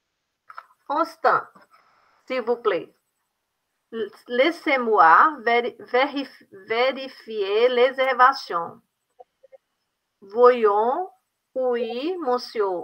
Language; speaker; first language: French; non-native, learner; Portuguese